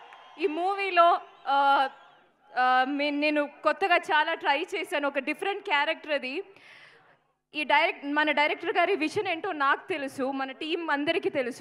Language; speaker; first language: Telugu; non-native, fluent; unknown